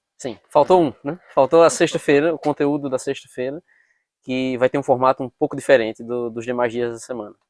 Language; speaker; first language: Portuguese; native; Portuguese